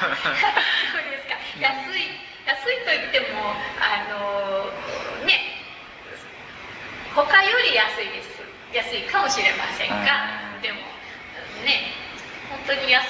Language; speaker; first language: Japanese; native; Japanese